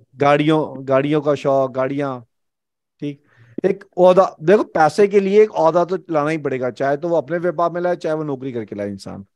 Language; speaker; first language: Hindi; native; Hindi